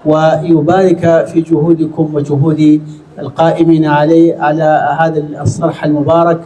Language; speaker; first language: Arabic; native; Arabic